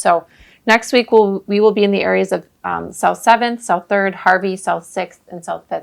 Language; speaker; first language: English; native; English